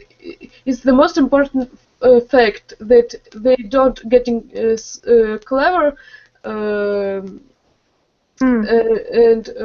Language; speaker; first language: English; non-native, learner; Russian